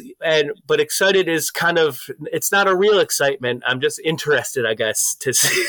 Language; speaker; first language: English; native; English